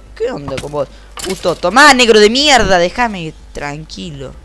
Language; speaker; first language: Spanish; native; Spanish